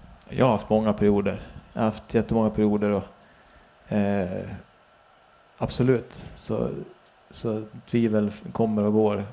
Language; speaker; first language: Swedish; native; Swedish